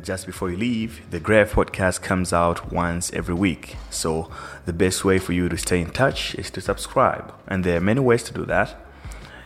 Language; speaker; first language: English; non-native, local second language; Nyanja